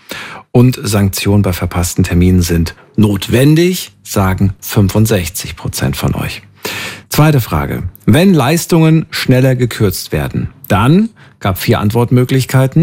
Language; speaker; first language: German; native; German